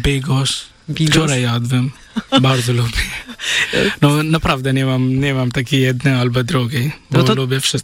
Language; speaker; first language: Polish; non-native, learner; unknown